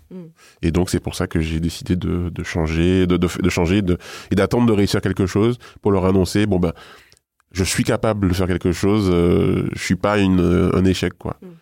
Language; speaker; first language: French; native; French